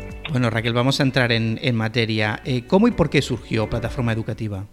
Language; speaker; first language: Spanish; native; Spanish